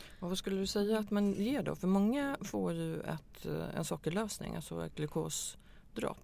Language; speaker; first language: Swedish; native; Swedish